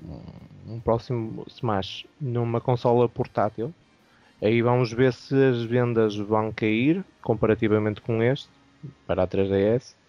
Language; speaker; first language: Portuguese; native; Portuguese